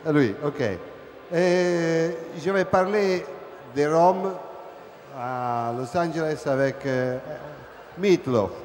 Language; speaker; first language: French; non-native, fluent; Italian